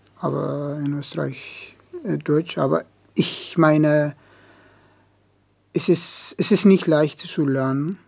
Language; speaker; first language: German; non-native, learner; Amharic